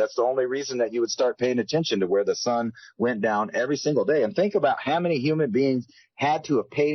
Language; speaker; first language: English; native; English